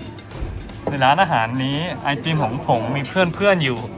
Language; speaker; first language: Thai; early bilingual, heritage; Thai